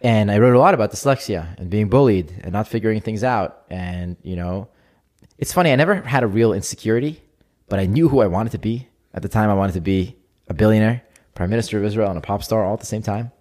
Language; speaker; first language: English; non-native, fluent; Hebrew